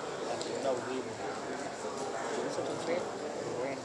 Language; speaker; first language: Vietnamese; native; Vietnamese